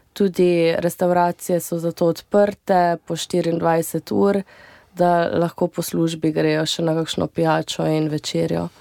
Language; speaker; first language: Slovenian; native; Slovenian